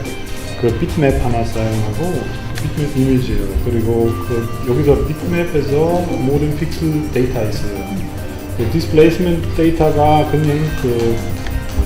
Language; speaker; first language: Korean; non-native, learner; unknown